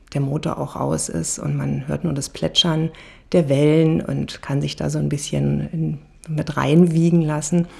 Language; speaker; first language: German; native; German